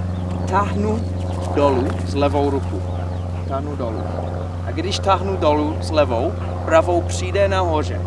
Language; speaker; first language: Czech; non-native, learner; English